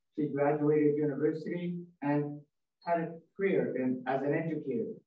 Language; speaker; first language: English; native; English